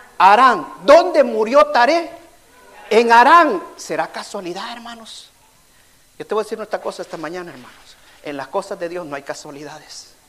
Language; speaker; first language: Spanish; native; Spanish